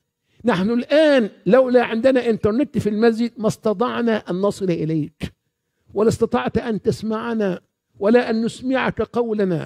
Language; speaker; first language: Arabic; native; Arabic